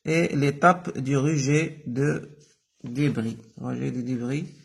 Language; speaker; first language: French; non-native, local second language; Arabic